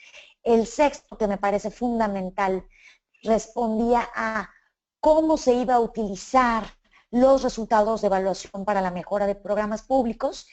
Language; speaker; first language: Spanish; native; Spanish